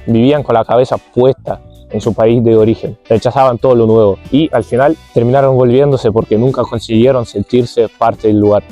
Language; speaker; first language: Spanish; non-native, fluent; Ukrainian